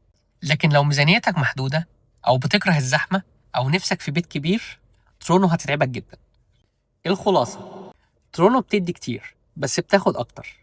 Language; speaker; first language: Arabic; native; Arabic